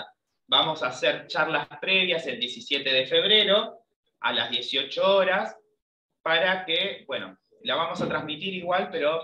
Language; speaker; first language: Spanish; native; Spanish